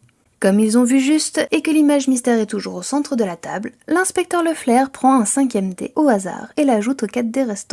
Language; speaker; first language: French; native; French